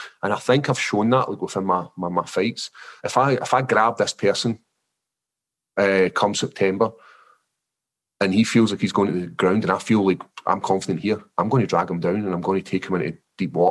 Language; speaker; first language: English; native; English